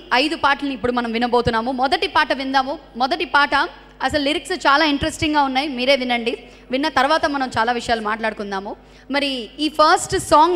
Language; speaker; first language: Telugu; native; Telugu